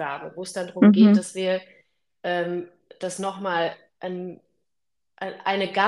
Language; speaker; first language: German; native; German